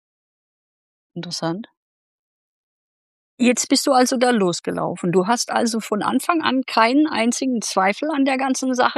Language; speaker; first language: German; native; German